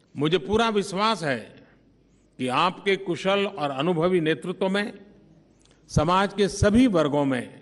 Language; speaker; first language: Hindi; native; Hindi